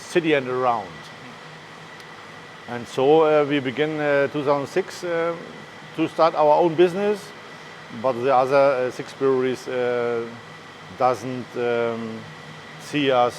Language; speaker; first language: English; non-native, learner; German